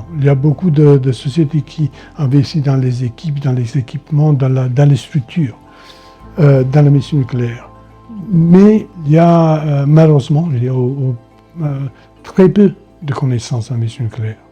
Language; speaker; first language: French; non-native, fluent; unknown